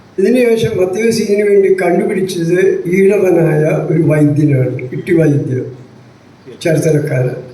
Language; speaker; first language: Malayalam; native; Malayalam